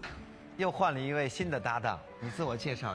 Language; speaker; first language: Chinese; native; Chinese